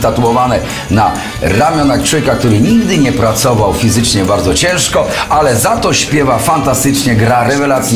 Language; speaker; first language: Polish; native; Polish